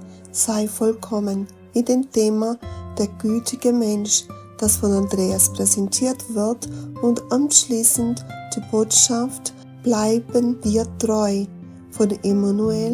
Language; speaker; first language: German; non-native, fluent; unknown